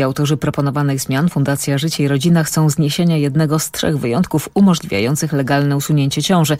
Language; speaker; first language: Polish; native; Polish